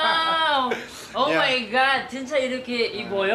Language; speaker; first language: Korean; non-native, learner; Filipino